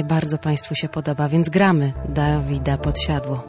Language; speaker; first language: Polish; native; Polish